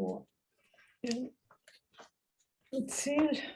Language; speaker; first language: Swedish; non-native, fluent; Russian